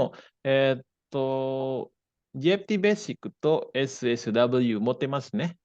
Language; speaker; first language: Japanese; non-native, fluent; Indonesian